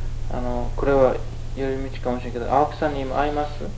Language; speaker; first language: Japanese; early bilingual, heritage; Japanese